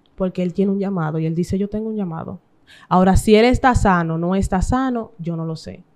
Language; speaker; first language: Spanish; native; Spanish